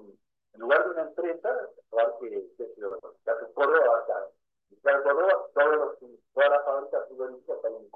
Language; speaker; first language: Spanish; native; Spanish